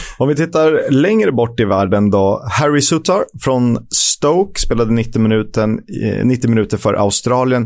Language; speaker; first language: Swedish; native; Swedish